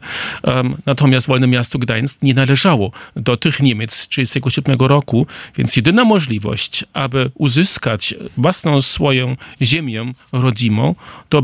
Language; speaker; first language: Polish; non-native, fluent; German